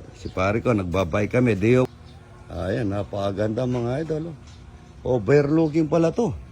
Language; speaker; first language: Filipino; non-native, local second language; Pampanga